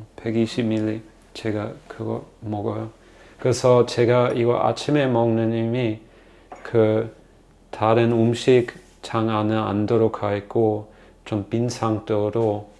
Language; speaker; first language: Korean; non-native, fluent; German